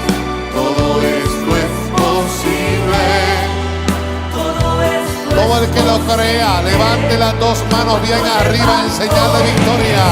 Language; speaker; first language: Spanish; native; Spanish